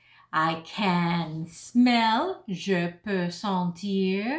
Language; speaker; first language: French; non-native, fluent; English